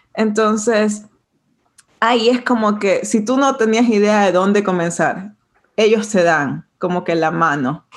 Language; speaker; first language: Spanish; native; Spanish